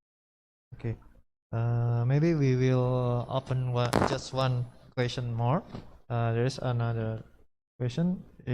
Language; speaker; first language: English; non-native, learner; Indonesian